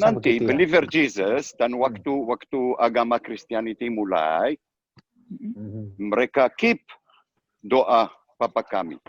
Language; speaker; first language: Indonesian; non-native, learner; Hebrew